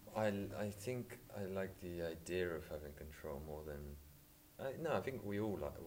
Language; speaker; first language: English; native; English